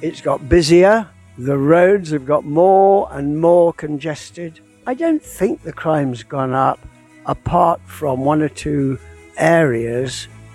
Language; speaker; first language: English; native; English